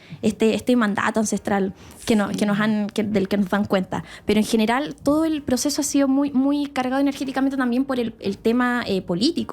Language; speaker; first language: Spanish; native; Spanish